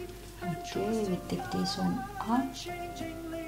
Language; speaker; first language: Dutch; non-native, learner; Indonesian